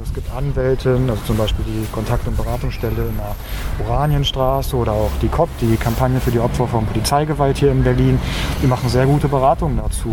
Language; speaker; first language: German; native; German